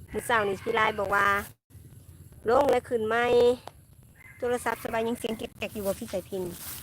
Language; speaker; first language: Thai; native; Thai